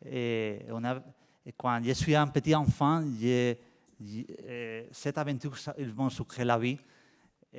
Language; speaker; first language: French; non-native, learner; Spanish